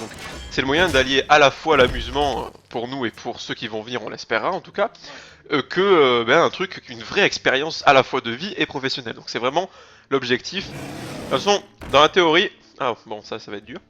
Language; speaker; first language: French; native; French